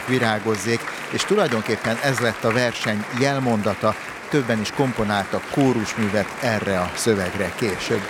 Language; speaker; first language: Hungarian; native; Hungarian